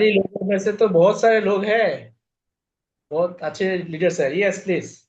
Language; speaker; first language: Hindi; non-native, fluent; Bangla